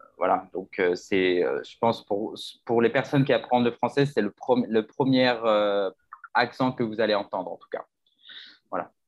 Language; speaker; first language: French; native; French